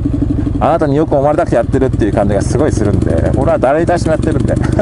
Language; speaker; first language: Japanese; native; Japanese